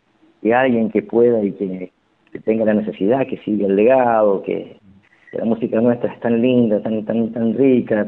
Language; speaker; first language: Spanish; native; Spanish